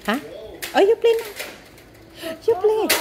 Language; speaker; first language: English; non-native, local second language; Cebuano